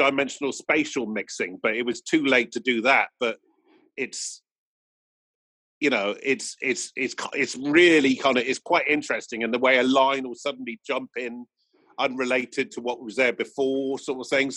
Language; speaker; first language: English; native; English